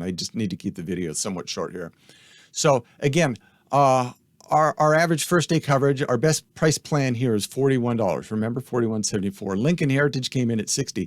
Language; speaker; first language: English; native; English